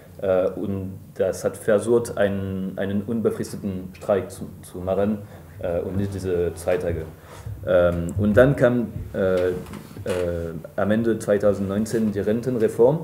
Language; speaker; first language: German; non-native, fluent; French